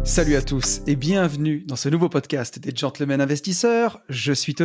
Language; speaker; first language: French; native; French